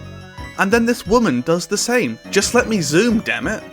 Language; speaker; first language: English; native; English